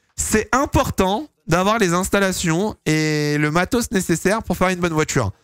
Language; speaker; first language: French; native; French